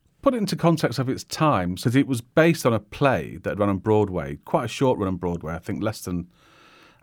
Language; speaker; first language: English; native; English